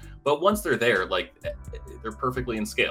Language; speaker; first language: English; native; English